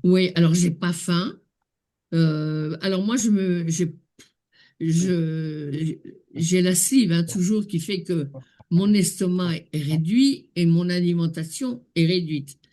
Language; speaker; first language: French; native; French